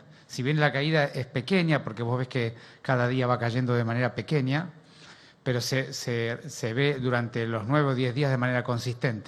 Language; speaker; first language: Spanish; native; Spanish